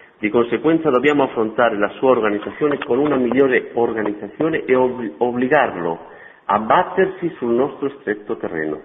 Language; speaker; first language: Italian; non-native, fluent; Spanish